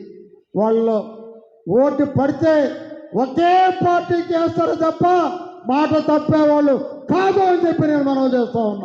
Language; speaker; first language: Telugu; native; Telugu